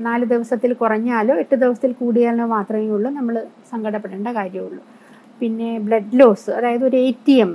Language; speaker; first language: Malayalam; native; Malayalam